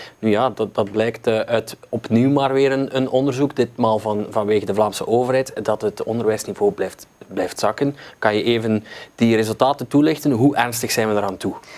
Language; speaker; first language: Dutch; native; Dutch